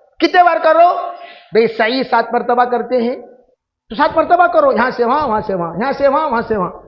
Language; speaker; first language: Urdu; native; Urdu